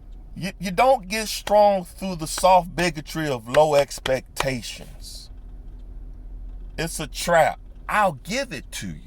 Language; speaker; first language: English; native; English